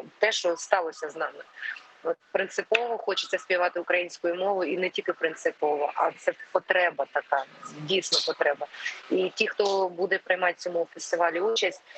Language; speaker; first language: Ukrainian; non-native, local second language; Russian